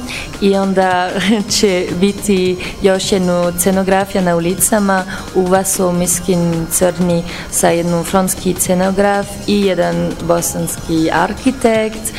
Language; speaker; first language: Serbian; non-native, learner; French